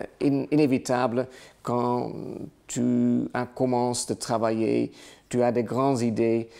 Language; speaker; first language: French; non-native, learner; Dutch